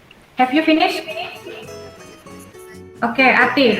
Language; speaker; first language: English; non-native, learner; Indonesian